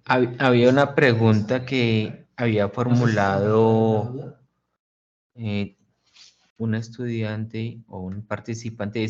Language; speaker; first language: Spanish; native; Spanish